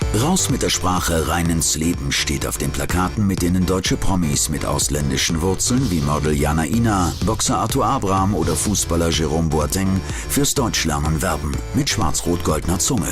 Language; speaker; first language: German; native; German